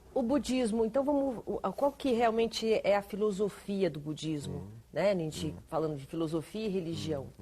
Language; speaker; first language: Portuguese; native; Portuguese